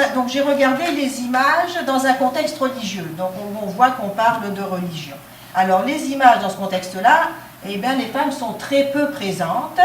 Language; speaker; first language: French; non-native, local second language; Arabic